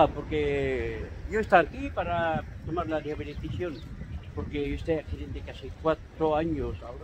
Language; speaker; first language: Spanish; non-native, learner; Filipino